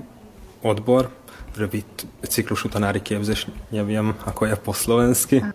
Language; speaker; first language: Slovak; non-native, local second language; Hungarian